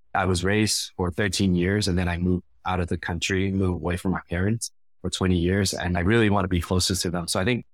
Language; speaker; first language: English; non-native, fluent; Khmer